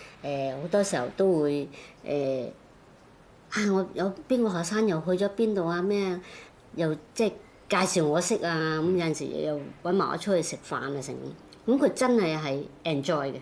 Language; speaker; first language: Cantonese; native; Cantonese